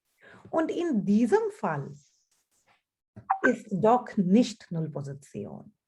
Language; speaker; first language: German; non-native, fluent; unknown